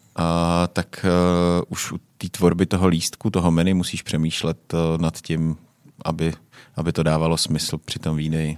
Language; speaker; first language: Czech; native; Czech